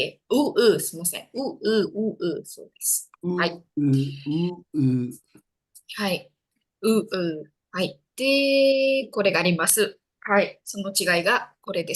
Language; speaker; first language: Japanese; non-native, fluent; Indonesian